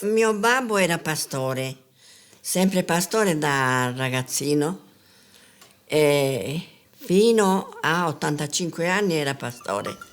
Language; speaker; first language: Italian; non-native, local second language; Sardinian